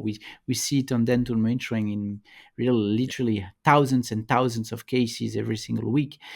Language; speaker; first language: English; non-native, fluent; French